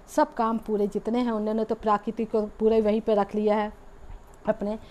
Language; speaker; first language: Hindi; native; Hindi